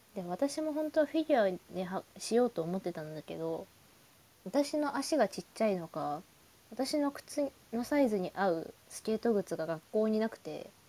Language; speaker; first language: Japanese; native; Japanese